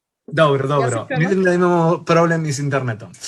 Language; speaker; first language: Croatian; non-native, learner; Spanish